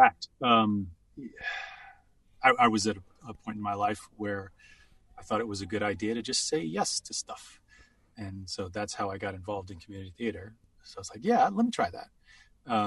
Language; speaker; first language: English; native; English